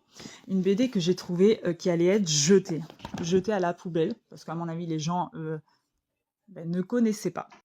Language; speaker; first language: French; native; French